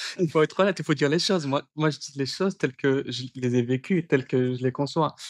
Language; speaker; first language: French; early bilingual, other home language; Tachelhit